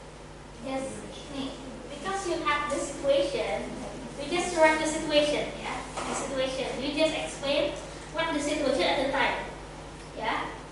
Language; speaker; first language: English; non-native, fluent; Indonesian